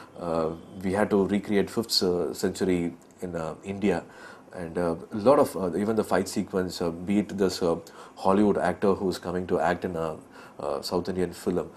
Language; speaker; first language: English; non-native, local second language; Tamil